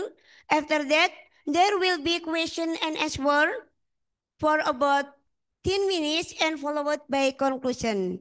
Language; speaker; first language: English; non-native, fluent; Indonesian